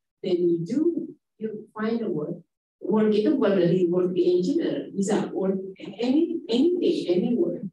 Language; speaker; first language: English; non-native, fluent; Indonesian